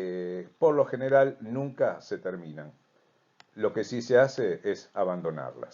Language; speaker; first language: Spanish; native; Spanish